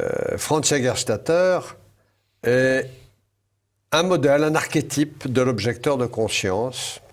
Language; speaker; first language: French; native; French